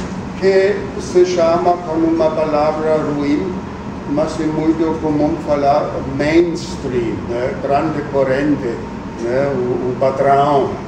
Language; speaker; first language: Portuguese; non-native, fluent; German